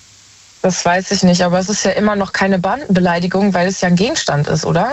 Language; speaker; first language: German; native; German